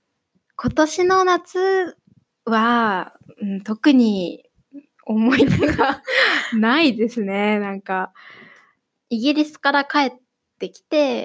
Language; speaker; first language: Japanese; native; Japanese